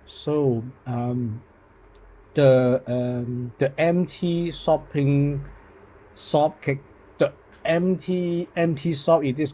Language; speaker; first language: English; non-native, local second language; Cantonese